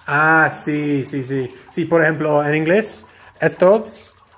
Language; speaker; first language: Spanish; non-native, learner; English